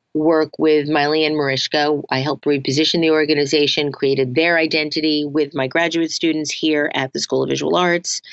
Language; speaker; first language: English; native; English